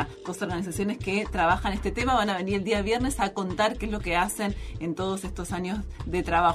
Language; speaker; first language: Spanish; native; Spanish